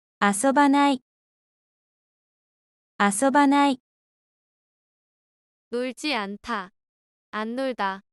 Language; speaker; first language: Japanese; non-native, fluent; Korean